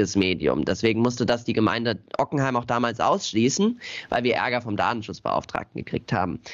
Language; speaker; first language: German; native; German